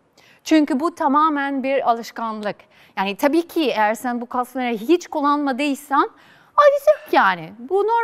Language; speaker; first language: Turkish; non-native, fluent; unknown